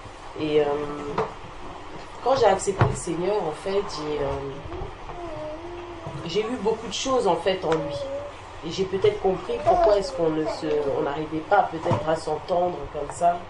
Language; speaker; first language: French; native; French